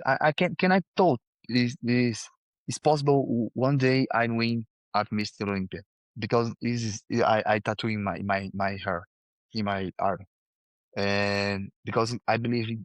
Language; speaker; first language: English; non-native, learner; Portuguese